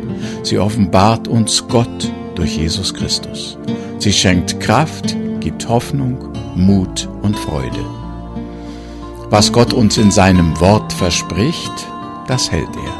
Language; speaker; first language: German; native; German